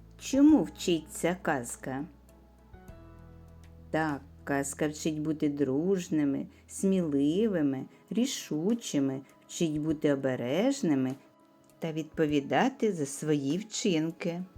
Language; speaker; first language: Ukrainian; native; Ukrainian